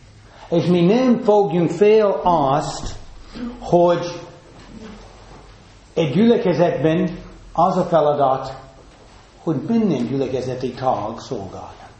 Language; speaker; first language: Hungarian; non-native, fluent; English